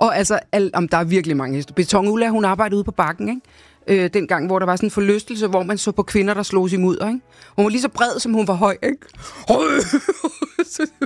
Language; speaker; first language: Danish; native; Danish